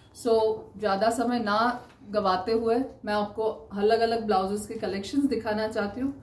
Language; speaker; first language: Hindi; non-native, local second language; Marathi